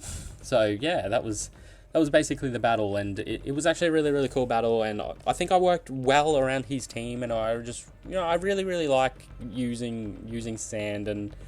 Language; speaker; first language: English; native; English